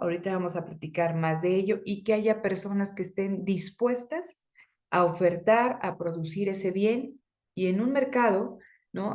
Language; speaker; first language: Spanish; native; Spanish